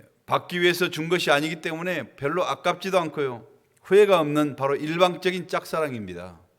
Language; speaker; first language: Korean; native; Korean